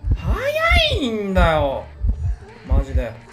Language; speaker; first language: Japanese; native; Japanese